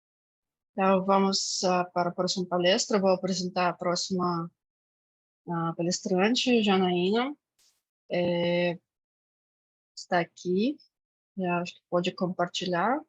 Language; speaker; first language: Portuguese; non-native, fluent; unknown